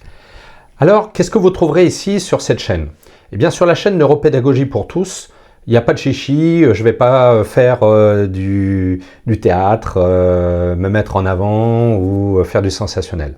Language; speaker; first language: French; native; French